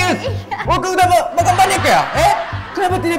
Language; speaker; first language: Indonesian; non-native, learner; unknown